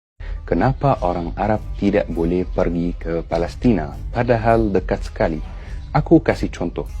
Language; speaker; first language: Indonesian; non-native, fluent; Arabic